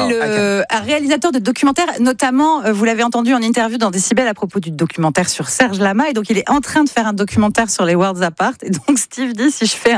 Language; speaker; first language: French; native; French